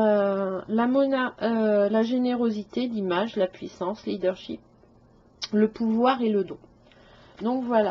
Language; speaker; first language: French; native; French